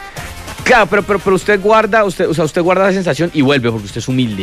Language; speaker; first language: Spanish; native; Spanish